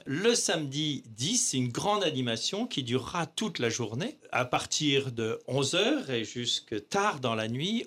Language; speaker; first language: French; native; French